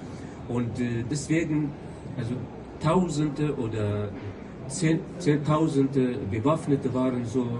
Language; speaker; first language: German; non-native, local second language; Kurdish